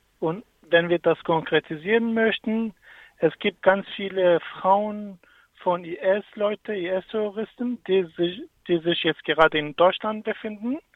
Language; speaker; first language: German; non-native, fluent; Kurdish